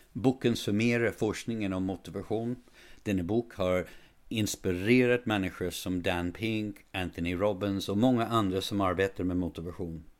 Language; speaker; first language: Swedish; non-native, fluent; English